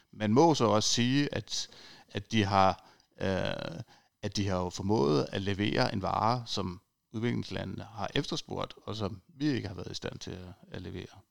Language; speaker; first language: Danish; native; Danish